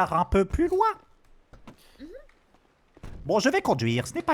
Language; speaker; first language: French; native; French